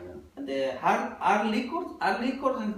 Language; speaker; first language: English; non-native, learner; Spanish